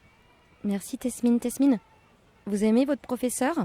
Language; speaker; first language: French; native; French